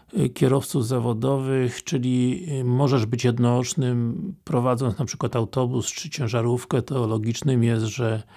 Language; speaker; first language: Polish; native; Polish